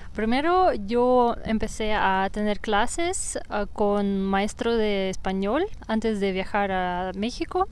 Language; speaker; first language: Spanish; non-native, fluent; Russian